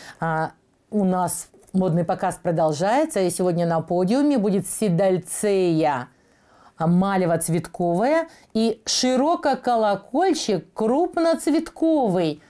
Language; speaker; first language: Russian; native; Russian